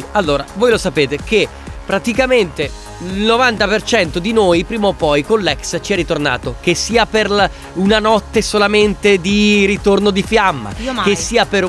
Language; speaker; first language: Italian; native; Italian